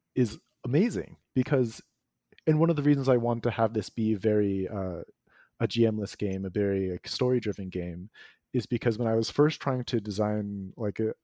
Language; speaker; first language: English; native; English